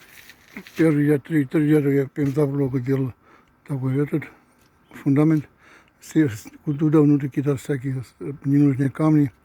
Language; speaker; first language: Russian; non-native, fluent; Armenian